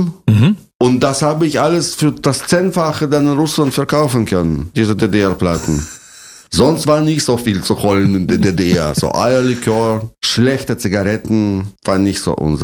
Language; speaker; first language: German; non-native, fluent; Russian